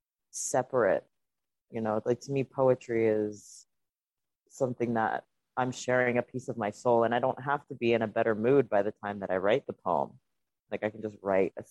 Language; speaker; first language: English; non-native, fluent; Russian